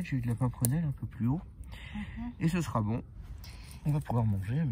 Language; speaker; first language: French; native; French